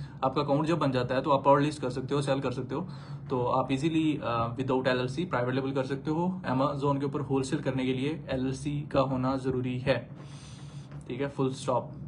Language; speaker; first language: Urdu; non-native, local second language; Punjabi